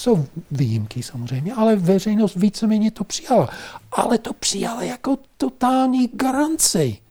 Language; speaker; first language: Czech; non-native, fluent; English